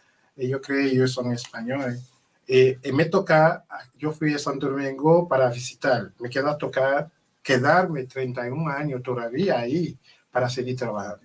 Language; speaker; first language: Spanish; non-native, learner; Haitian Creole